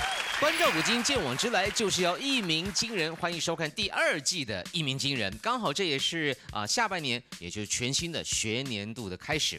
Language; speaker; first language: Chinese; native; Chinese